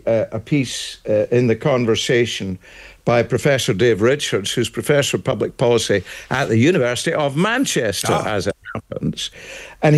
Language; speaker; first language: English; native; English